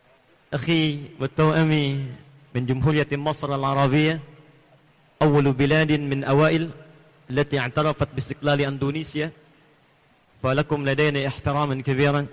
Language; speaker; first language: Arabic; non-native, fluent; Indonesian